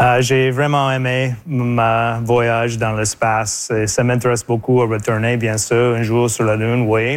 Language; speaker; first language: French; non-native, local second language; English